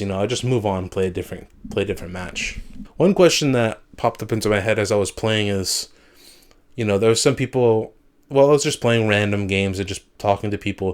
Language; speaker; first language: English; native; English